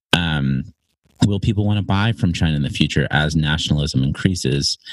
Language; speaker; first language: English; native; English